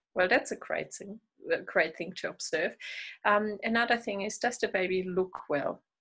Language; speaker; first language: English; non-native, fluent; German